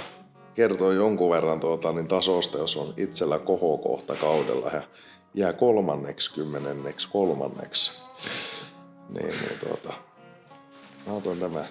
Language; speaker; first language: Finnish; native; Finnish